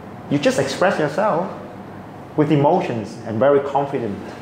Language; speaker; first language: English; non-native, fluent; Vietnamese